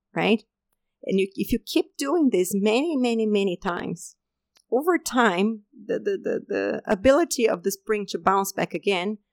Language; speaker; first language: English; non-native, fluent; Portuguese